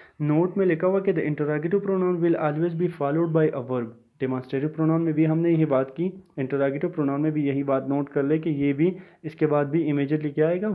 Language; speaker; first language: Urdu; non-native, local second language; Pashto